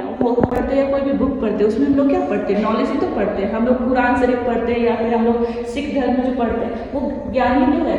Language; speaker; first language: Hindi; native; Hindi